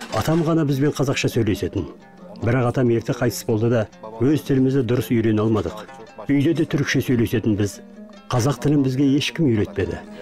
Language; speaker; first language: Kazakh; early bilingual, heritage; Turkish